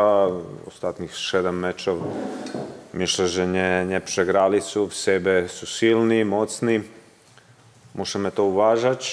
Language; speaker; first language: Polish; non-native, learner; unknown